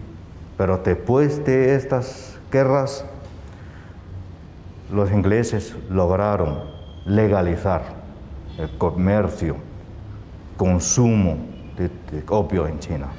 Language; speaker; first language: Spanish; non-native, fluent; Chinese